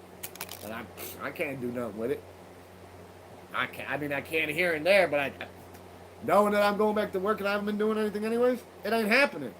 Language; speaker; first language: English; native; English